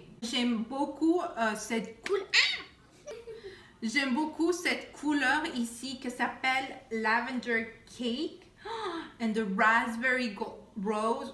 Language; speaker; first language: French; non-native, fluent; Spanish